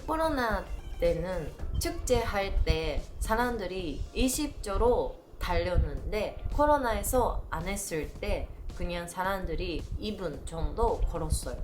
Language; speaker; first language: Korean; non-native, learner; Japanese